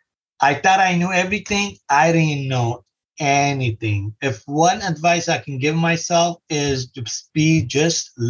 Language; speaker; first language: English; non-native, fluent; Arabic